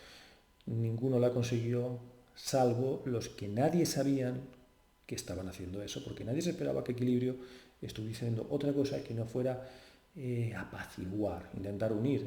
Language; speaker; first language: Spanish; native; Spanish